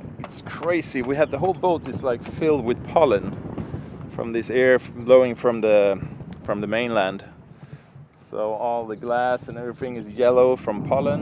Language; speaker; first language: English; non-native, fluent; Swedish